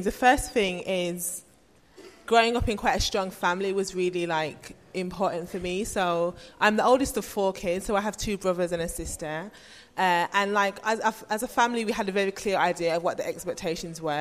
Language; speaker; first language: English; native; English